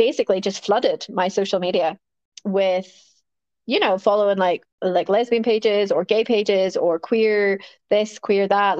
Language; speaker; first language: English; native; English